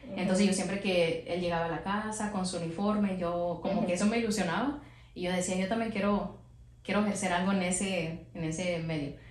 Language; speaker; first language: Spanish; early bilingual, heritage; Spanish